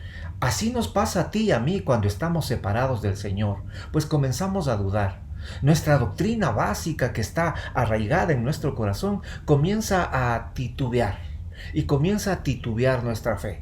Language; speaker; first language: Spanish; native; Spanish